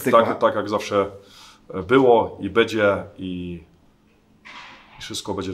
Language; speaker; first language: Polish; early bilingual, heritage; German